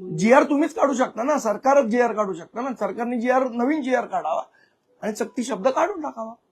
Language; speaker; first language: Marathi; native; Marathi